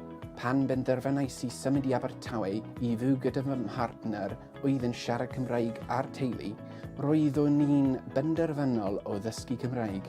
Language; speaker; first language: Welsh; non-native, learner; English